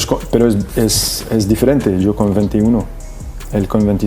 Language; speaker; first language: Spanish; non-native, fluent; French